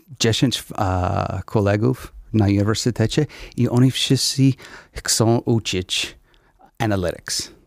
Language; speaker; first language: Polish; non-native, learner; English